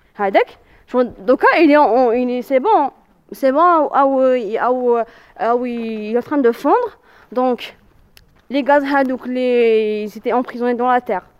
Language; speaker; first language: French; non-native, local second language; Arabic